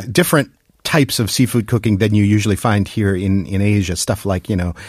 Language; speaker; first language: English; native; English